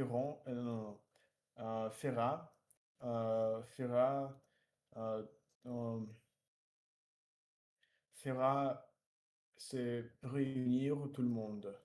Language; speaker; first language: French; non-native, learner; Russian